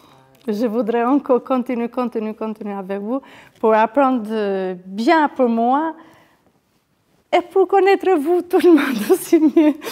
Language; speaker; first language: French; non-native, learner; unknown